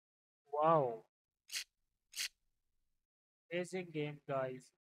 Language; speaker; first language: English; non-native, learner; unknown